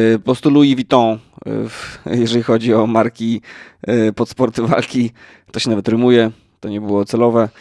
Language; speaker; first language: Polish; native; Polish